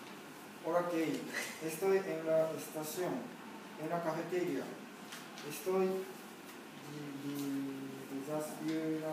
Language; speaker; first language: Spanish; non-native, learner; Japanese